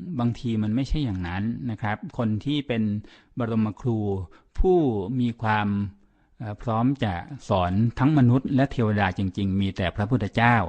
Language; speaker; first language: Thai; native; Thai